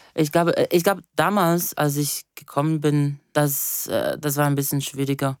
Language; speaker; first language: German; non-native, fluent; Portuguese